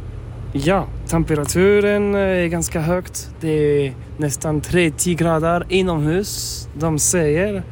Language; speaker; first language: Swedish; non-native, learner; French